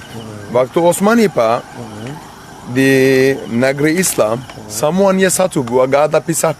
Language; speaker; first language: Indonesian; non-native, learner; Turkish